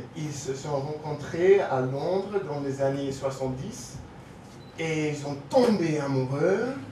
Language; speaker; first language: French; non-native, learner; English